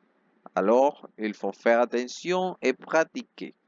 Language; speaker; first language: French; non-native, fluent; Spanish